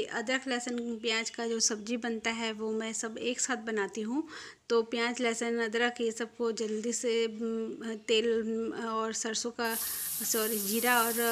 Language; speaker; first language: Hindi; non-native, local second language; Bangla